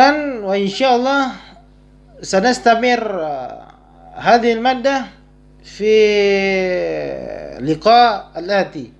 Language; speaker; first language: Arabic; non-native, fluent; Indonesian